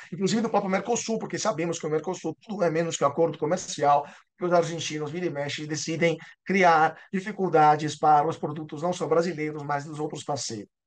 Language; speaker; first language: Portuguese; non-native, fluent; Italian